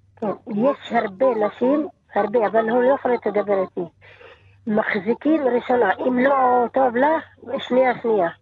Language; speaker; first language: Hebrew; non-native, learner; Arabic